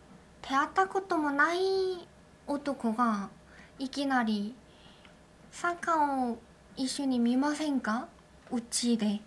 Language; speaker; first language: Japanese; non-native, learner; Korean